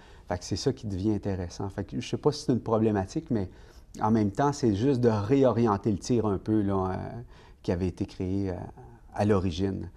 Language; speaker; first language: French; native; French